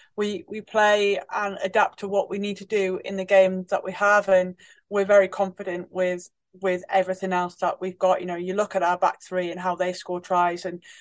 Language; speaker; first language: English; native; English